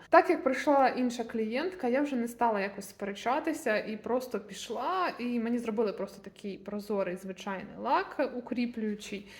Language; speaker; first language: Ukrainian; native; Ukrainian